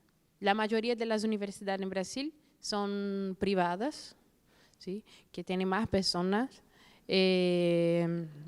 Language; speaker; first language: Spanish; non-native, fluent; Portuguese